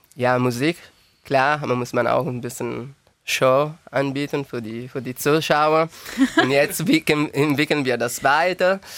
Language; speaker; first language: German; non-native, learner; Italian